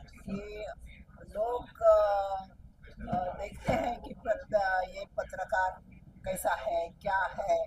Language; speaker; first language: Hindi; non-native, local second language; Marathi